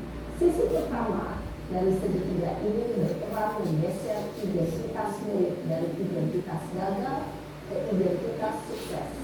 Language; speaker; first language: Indonesian; native; Indonesian